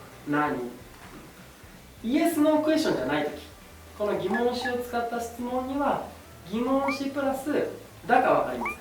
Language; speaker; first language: Japanese; native; Japanese